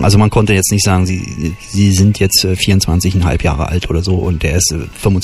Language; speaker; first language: German; native; German